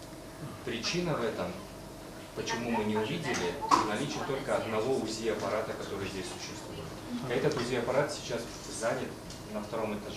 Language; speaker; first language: Russian; native; Russian